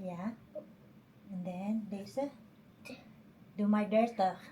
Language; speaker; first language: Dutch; non-native, fluent; Filipino